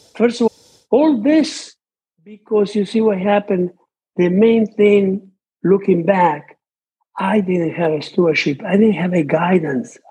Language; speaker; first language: English; non-native, fluent; Italian